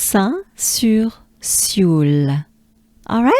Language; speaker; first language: French; native; French